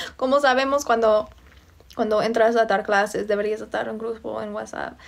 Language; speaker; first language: Spanish; non-native, fluent; English